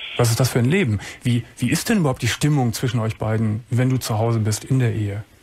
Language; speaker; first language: German; native; German